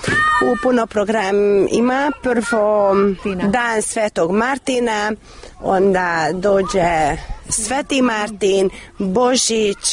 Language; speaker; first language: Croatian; non-native, local second language; Hungarian